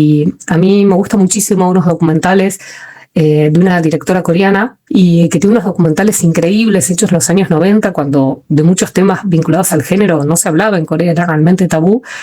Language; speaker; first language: Spanish; native; Spanish